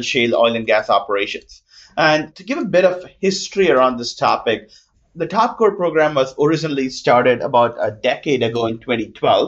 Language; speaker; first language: English; non-native, local second language; Tamil